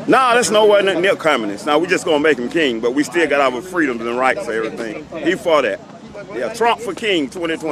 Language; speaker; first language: English; native; English